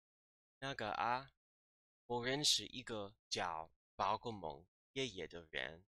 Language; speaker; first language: Chinese; non-native, fluent; English